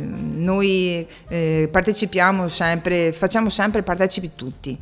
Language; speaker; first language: Italian; native; Italian